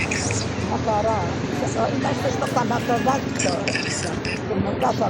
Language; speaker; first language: Greek; non-native, learner; Armenian